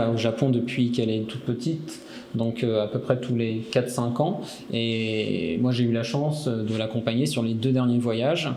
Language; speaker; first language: French; native; French